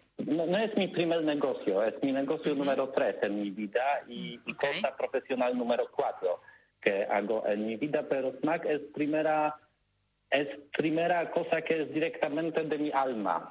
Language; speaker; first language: Spanish; non-native, learner; Polish